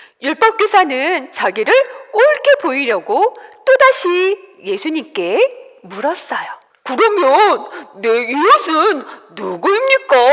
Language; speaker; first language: Korean; native; Korean